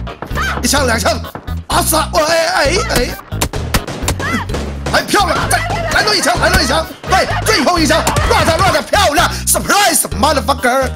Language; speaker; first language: Chinese; native; Chinese